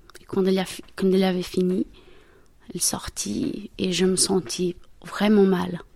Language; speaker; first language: French; non-native, learner; Portuguese